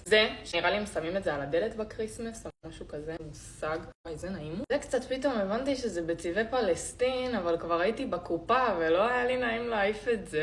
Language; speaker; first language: Hebrew; native; Hebrew